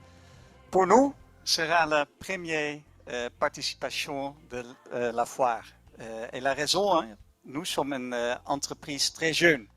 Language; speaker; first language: French; non-native, fluent; German